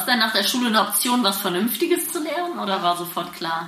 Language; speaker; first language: German; native; German